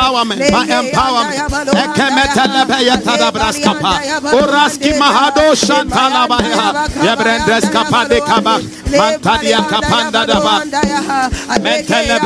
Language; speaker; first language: English; non-native, local second language; Akan